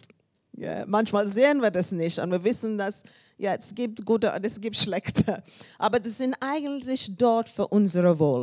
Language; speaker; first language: German; non-native, learner; English